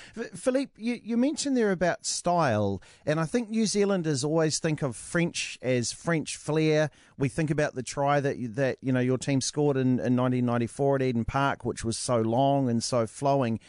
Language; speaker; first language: English; native; English